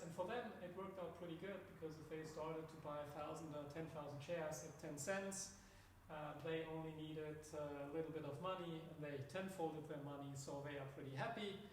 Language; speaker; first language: English; non-native, fluent; German